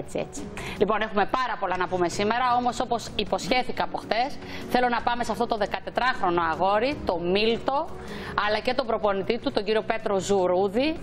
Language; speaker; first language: Greek; native; Greek